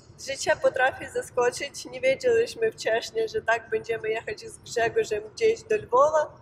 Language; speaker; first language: Polish; non-native, learner; Ukrainian